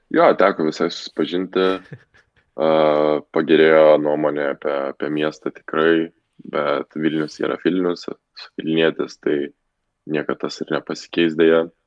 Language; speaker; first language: Lithuanian; non-native, local second language; Polish